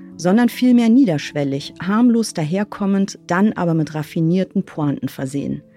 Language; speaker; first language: German; native; German